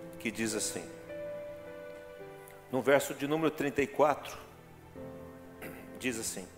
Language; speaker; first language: Portuguese; native; Portuguese